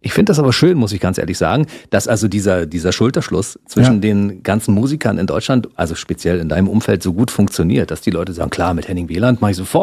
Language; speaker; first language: German; native; German